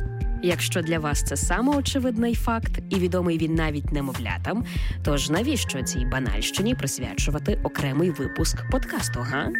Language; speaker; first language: Ukrainian; native; Ukrainian